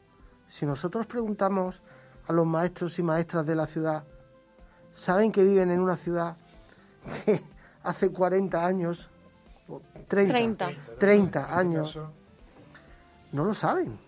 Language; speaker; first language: Spanish; native; Spanish